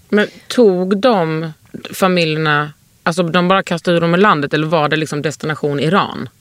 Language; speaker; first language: Swedish; native; Swedish